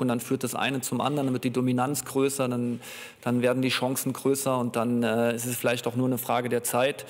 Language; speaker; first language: German; native; German